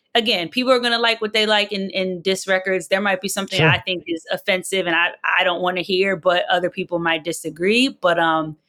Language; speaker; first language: English; native; English